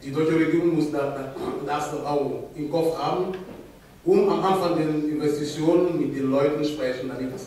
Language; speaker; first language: German; non-native, fluent; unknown